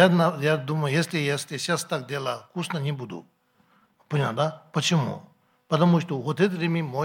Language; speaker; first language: Russian; non-native, learner; Tibetan